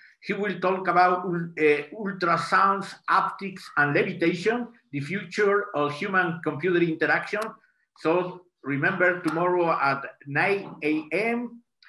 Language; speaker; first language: English; non-native, fluent; Spanish